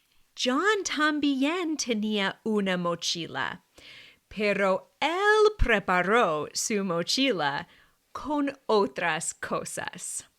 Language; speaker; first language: Spanish; non-native, fluent; English